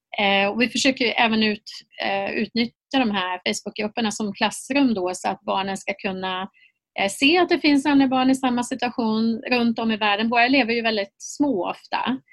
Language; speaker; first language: Swedish; native; Swedish